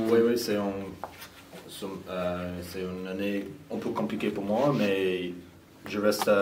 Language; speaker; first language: French; non-native, fluent; English